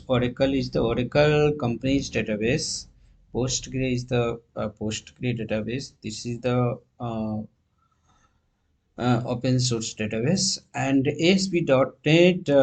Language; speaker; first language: English; non-native, local second language; Hindi